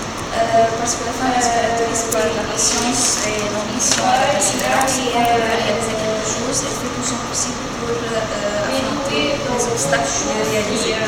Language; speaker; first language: French; non-native, fluent; Arabic